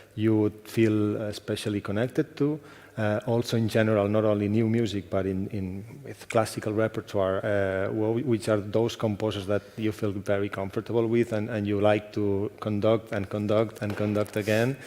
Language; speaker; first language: English; non-native, fluent; Catalan